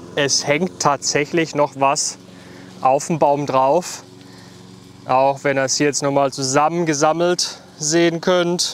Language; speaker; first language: German; native; German